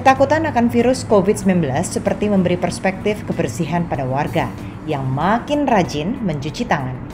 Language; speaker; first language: Indonesian; native; Indonesian